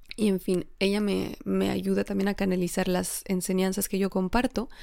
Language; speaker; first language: Spanish; non-native, fluent; French